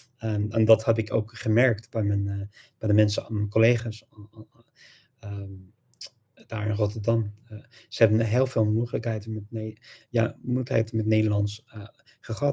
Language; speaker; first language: Dutch; non-native, fluent; English